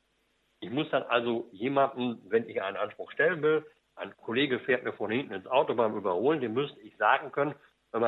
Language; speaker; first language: German; native; German